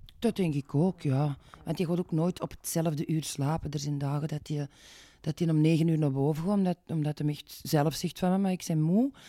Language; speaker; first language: Dutch; native; Dutch